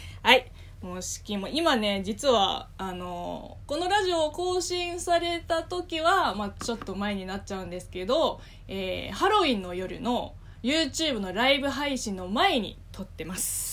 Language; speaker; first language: Japanese; non-native, fluent; Chinese